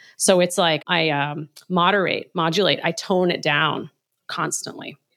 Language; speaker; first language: English; native; English